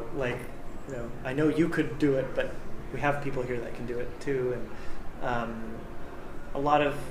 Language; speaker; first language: English; native; English